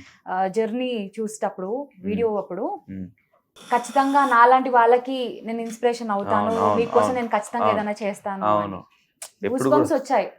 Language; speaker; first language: Telugu; native; Telugu